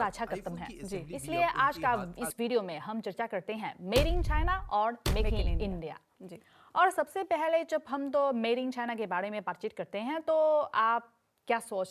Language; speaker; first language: Hindi; non-native, fluent; Chinese